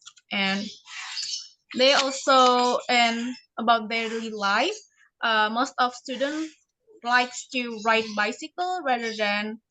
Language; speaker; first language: English; non-native, learner; Indonesian